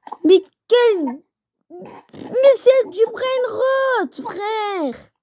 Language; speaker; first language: French; native; French